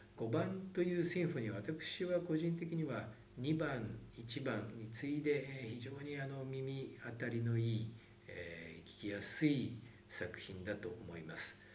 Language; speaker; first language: Japanese; native; Japanese